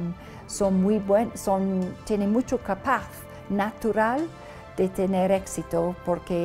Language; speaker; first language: Spanish; non-native, learner; English